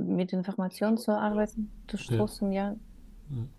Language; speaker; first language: German; non-native, fluent; Russian